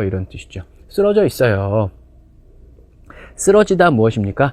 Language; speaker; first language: Korean; native; Korean